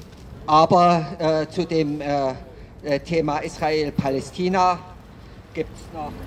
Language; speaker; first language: German; native; German